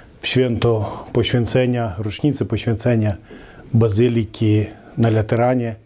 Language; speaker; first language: Polish; non-native, local second language; Ukrainian